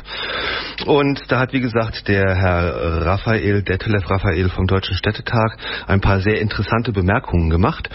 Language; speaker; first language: German; native; German